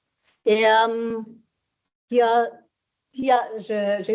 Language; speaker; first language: French; non-native, fluent; German